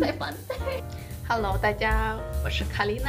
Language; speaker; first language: Chinese; non-native, learner; Russian